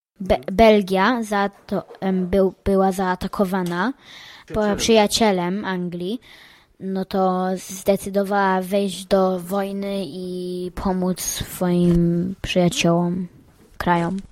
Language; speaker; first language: Polish; early bilingual, heritage; Polish